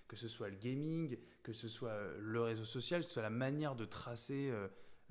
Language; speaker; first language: French; native; French